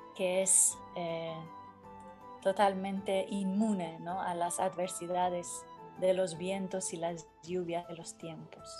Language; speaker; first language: Spanish; non-native, fluent; Persian